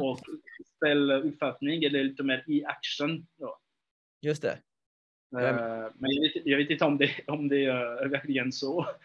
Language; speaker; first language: Swedish; non-native, fluent; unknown